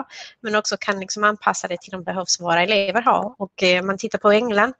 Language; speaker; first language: Swedish; non-native, fluent; Spanish